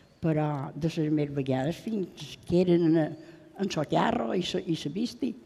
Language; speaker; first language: Catalan; native; Catalan